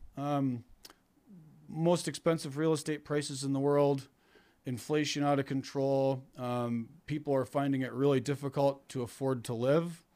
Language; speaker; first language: English; native; English